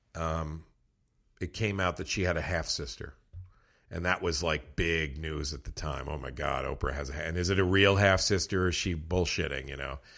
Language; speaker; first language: English; native; English